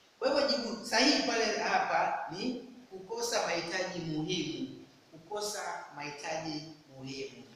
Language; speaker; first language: Swahili; non-native, local second language; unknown